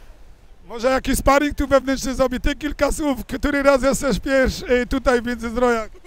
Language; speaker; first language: Polish; native; Polish